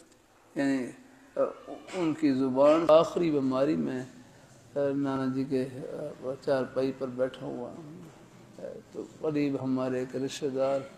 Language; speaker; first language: Urdu; native; Urdu